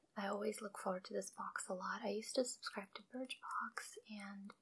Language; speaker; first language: English; early bilingual, other home language; Russian